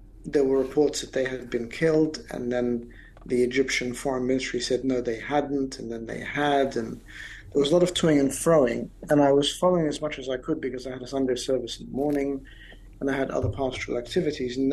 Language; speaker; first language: English; native; English